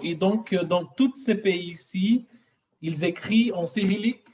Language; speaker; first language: French; non-native, fluent; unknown